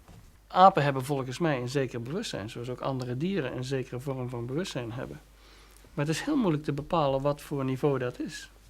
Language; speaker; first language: Dutch; native; Dutch